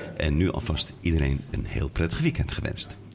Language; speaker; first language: Dutch; native; Dutch